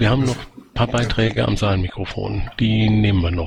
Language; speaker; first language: German; native; German